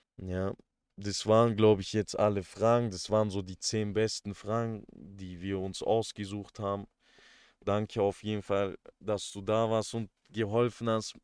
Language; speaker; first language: German; early bilingual, other home language; Turkish